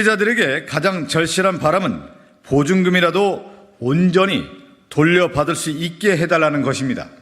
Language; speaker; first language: Korean; native; Korean